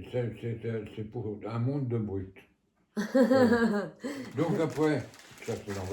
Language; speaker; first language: French; native; French